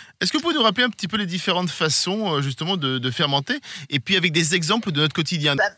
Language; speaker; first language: French; native; French